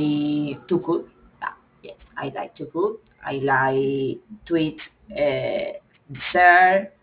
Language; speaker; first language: English; non-native, learner; Spanish